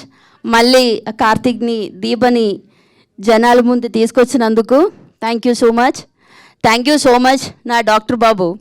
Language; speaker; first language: Telugu; non-native, local second language; Malayalam